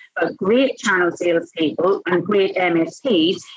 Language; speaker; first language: English; native; English